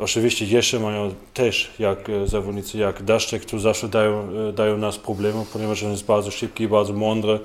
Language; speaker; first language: Polish; non-native, learner; German